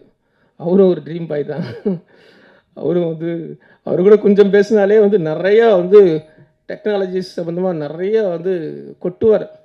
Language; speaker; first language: Tamil; native; Tamil